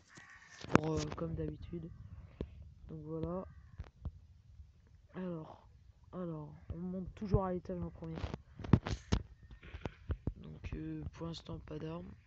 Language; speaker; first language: French; native; French